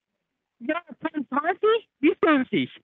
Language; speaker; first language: German; non-native, learner; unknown